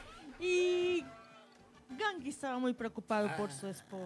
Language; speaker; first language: Spanish; native; Spanish